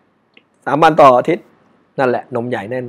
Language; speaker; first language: Thai; native; Thai